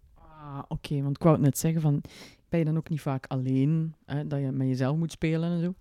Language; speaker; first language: Dutch; native; Dutch